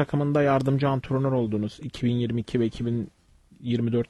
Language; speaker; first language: Turkish; native; Turkish